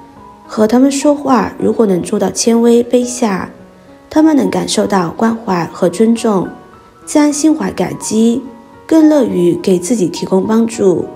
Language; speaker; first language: Chinese; native; Chinese